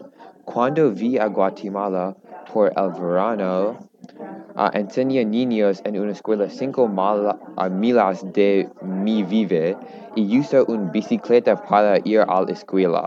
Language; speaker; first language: Spanish; non-native, learner; English